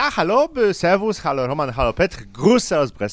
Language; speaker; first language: German; non-native, fluent; Polish